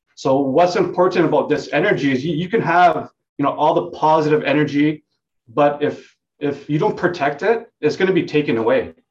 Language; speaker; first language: English; non-native, local second language; Vietnamese